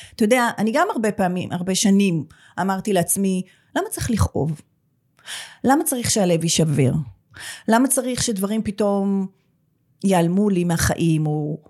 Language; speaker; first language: Hebrew; native; Hebrew